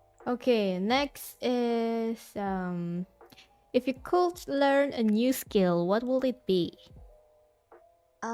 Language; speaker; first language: English; non-native, fluent; Indonesian